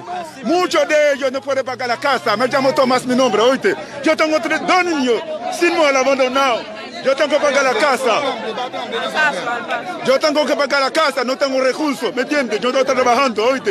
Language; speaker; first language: Spanish; non-native, learner; Haitian Creole